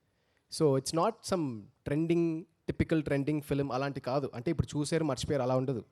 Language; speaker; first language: Telugu; early bilingual, heritage; Telugu